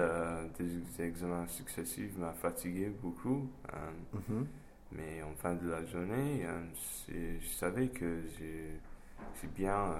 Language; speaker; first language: French; non-native, fluent; English